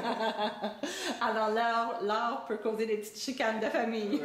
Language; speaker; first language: French; native; French